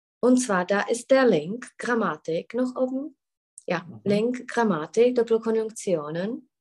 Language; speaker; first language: German; non-native, fluent; Czech